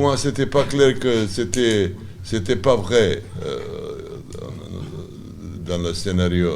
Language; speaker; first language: French; non-native, learner; Serbian